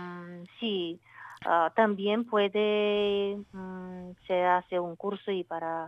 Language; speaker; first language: Spanish; non-native, learner; Bulgarian